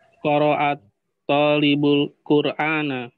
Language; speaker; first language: Arabic; non-native, learner; Indonesian